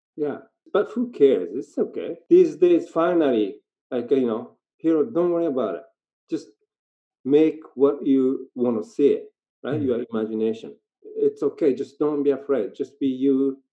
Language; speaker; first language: English; non-native, learner; Japanese